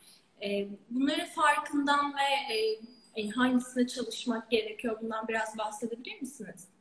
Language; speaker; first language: Turkish; native; Turkish